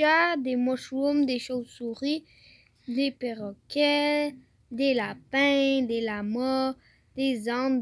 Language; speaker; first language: French; native; French